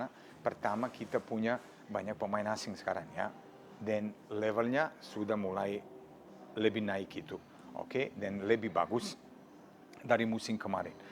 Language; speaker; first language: Indonesian; non-native, fluent; Serbian